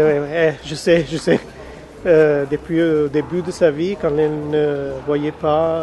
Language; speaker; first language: French; non-native, fluent; Italian